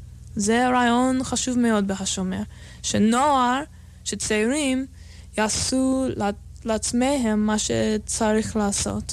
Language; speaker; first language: Hebrew; non-native, fluent; English